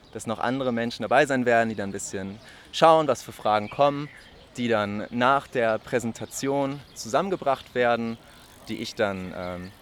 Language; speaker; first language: German; native; German